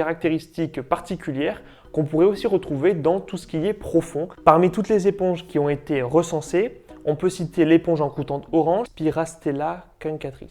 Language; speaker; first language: French; native; French